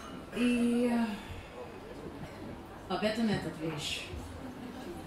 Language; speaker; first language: Russian; non-native, learner; German